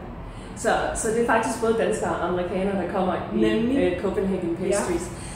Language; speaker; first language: Danish; native; Danish